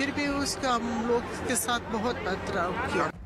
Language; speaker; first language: Hindi; non-native, learner; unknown